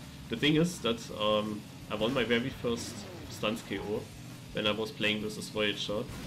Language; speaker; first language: English; non-native, fluent; German